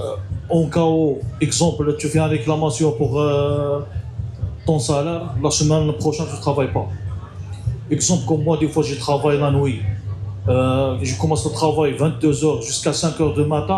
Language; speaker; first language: French; non-native, learner; Arabic